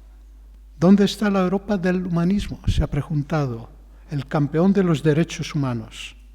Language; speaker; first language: Spanish; non-native, fluent; Greek